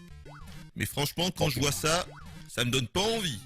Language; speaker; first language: French; native; French